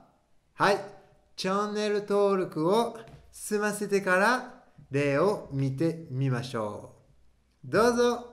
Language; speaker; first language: Japanese; non-native, fluent; French